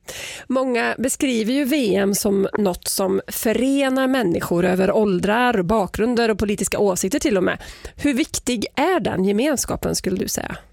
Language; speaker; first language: Swedish; native; Swedish